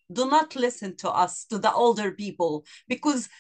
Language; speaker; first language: English; non-native, fluent; Arabic